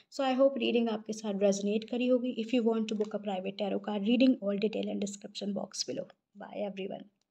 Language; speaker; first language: Hindi; native; Hindi